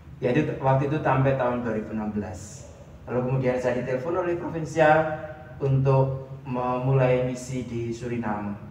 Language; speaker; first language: Indonesian; native; Indonesian